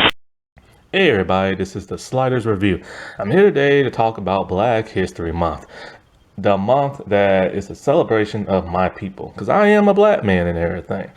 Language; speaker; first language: English; native; English